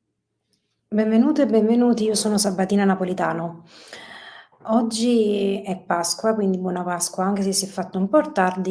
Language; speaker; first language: Italian; native; Italian